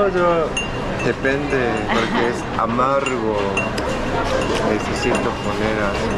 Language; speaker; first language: Spanish; non-native, learner; Korean